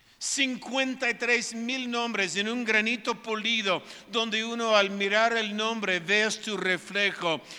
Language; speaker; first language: Spanish; non-native, fluent; English